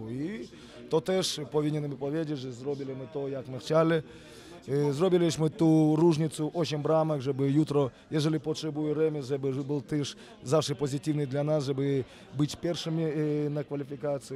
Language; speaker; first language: Polish; non-native, fluent; Russian